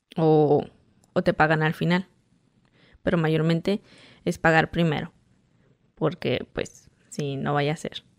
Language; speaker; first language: Spanish; native; Spanish